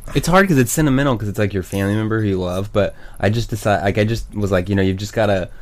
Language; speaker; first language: English; native; English